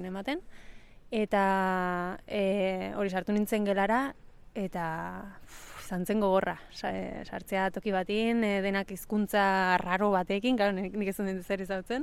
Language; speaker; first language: Basque; early bilingual, other home language; Spanish